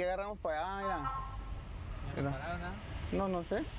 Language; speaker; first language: Spanish; native; Spanish